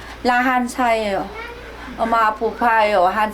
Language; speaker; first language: Korean; non-native, learner; Vietnamese